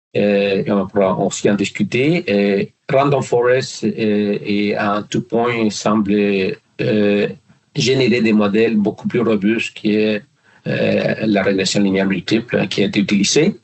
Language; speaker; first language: French; non-native, fluent; Spanish